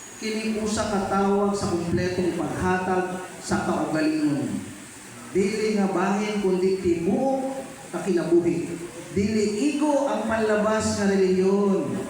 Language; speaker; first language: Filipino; native; Filipino